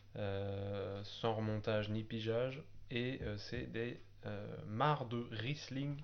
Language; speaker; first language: French; native; French